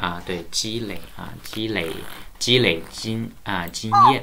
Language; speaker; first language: Chinese; native; Chinese